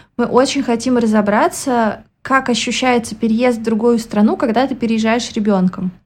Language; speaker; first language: Russian; native; Russian